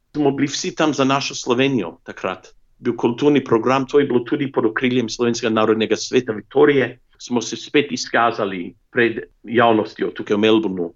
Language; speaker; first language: Slovenian; early bilingual, heritage; Slovenian